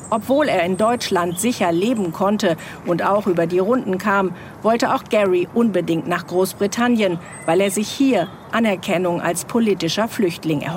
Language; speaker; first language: German; native; German